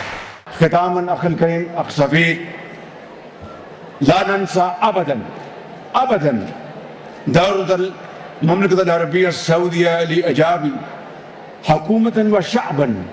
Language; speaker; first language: Arabic; non-native, learner; Urdu